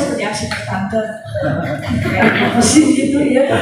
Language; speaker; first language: Indonesian; early bilingual, heritage; Indonesian